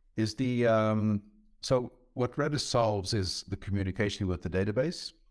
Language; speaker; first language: English; non-native, fluent; Dutch